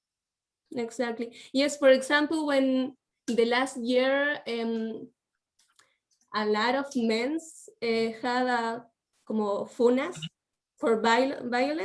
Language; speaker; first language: English; non-native, learner; Spanish